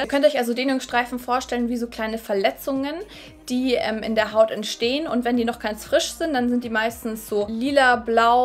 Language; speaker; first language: German; native; German